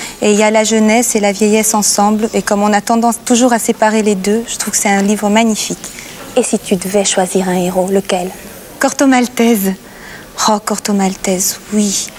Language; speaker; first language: French; native; French